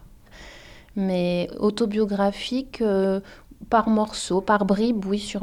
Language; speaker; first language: French; native; French